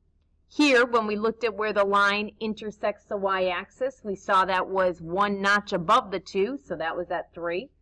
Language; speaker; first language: English; native; English